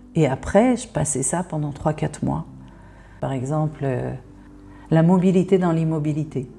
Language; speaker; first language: French; native; French